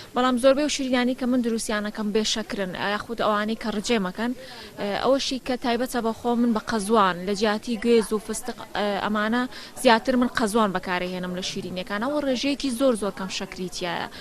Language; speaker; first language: Central Kurdish; non-native, local second language; Gurani